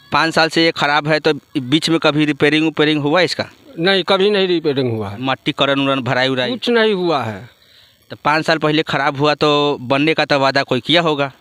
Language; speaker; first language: Hindi; native; Hindi